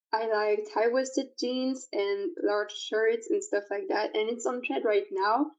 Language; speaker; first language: English; non-native, fluent; French